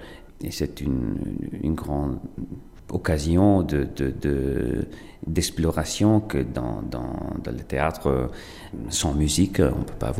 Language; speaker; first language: French; non-native, fluent; Italian